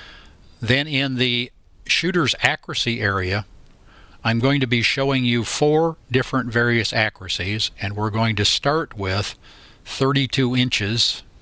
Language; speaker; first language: English; native; English